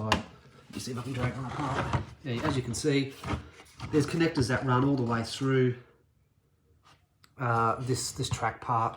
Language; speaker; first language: English; native; English